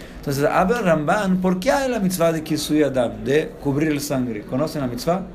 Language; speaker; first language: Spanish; non-native, fluent; Portuguese